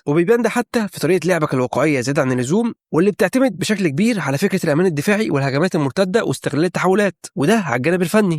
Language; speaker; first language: Arabic; native; Arabic